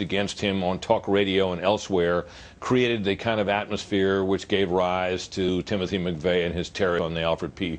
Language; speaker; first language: English; native; English